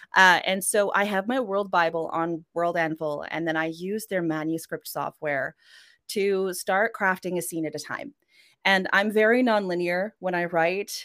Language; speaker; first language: English; non-native, fluent; Norwegian